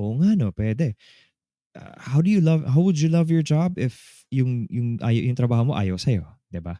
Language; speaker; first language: Filipino; native; Filipino